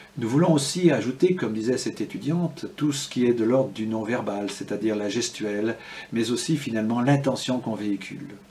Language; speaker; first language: French; native; French